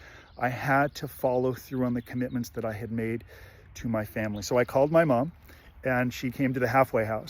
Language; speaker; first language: English; native; English